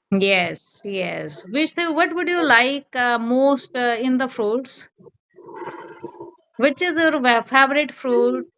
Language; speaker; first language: English; non-native, learner; Hindi